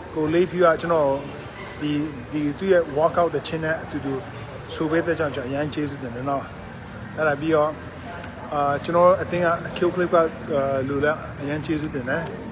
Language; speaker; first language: Burmese; non-native, local second language; Kachin